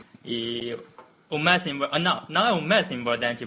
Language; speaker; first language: Portuguese; non-native, learner; Chinese